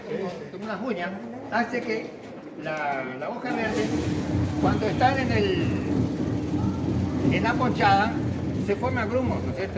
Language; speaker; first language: Spanish; native; Spanish